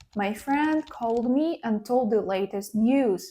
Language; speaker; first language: English; non-native, fluent; Ukrainian